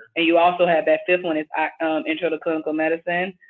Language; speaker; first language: English; native; English